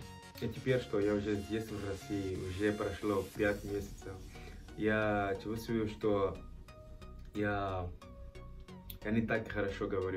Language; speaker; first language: Russian; non-native, learner; Portuguese